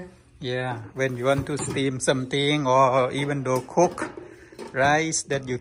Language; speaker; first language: English; non-native, learner; Thai